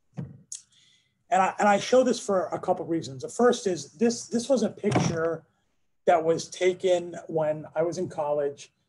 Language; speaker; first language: English; native; English